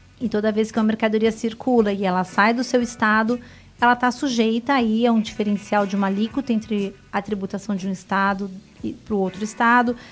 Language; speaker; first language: Portuguese; native; Portuguese